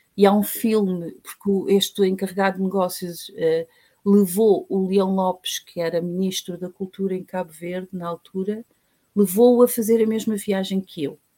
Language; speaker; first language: Portuguese; native; Portuguese